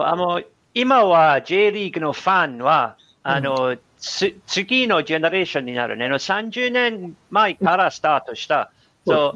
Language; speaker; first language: Japanese; non-native, learner; English